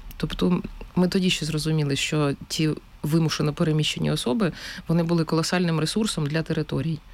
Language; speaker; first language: Ukrainian; native; Ukrainian